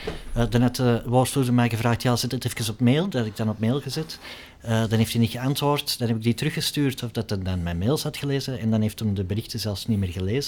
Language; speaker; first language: Dutch; native; Dutch